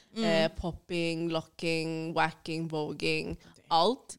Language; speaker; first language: Norwegian; early bilingual, other home language; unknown